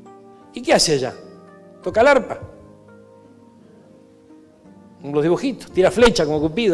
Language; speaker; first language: Spanish; native; Spanish